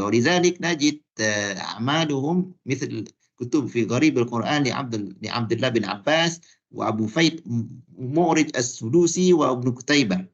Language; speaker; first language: Arabic; non-native, fluent; Malay